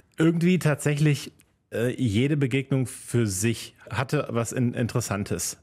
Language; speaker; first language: German; native; German